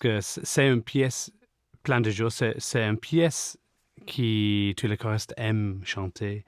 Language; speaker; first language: French; non-native, fluent; English